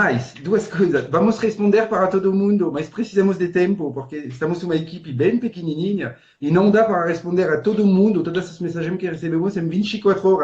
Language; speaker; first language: Portuguese; non-native, fluent; French